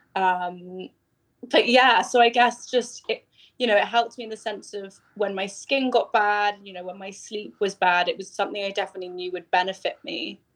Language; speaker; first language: English; native; English